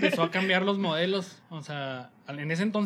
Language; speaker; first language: Spanish; native; Spanish